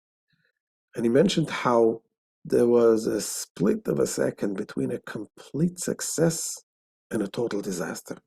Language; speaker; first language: English; non-native, fluent; Hebrew